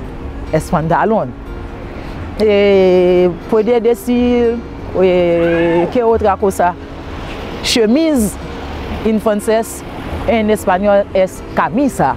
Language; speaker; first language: Spanish; non-native, fluent; Haitian Creole